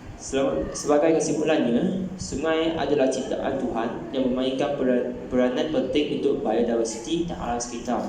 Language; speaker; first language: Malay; non-native, local second language; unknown